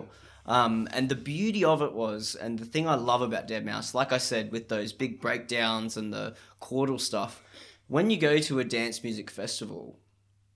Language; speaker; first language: English; native; English